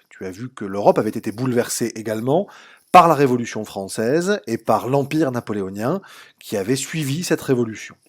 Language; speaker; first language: French; native; French